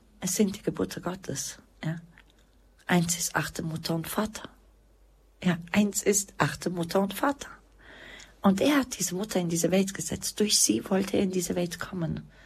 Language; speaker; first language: German; early bilingual, other home language; Croatian